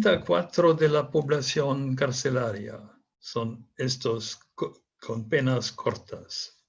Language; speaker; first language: Spanish; non-native, fluent; German